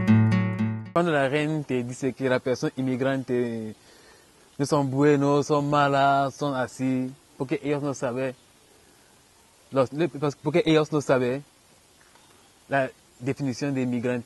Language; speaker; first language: Spanish; non-native, fluent; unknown